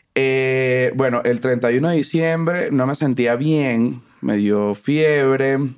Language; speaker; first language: Spanish; native; Spanish